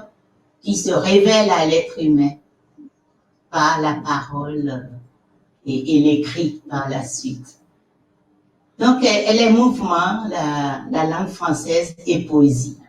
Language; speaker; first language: French; non-native, local second language; Fon